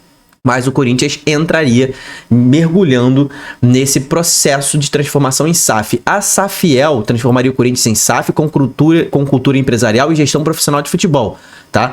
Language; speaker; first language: Portuguese; native; Portuguese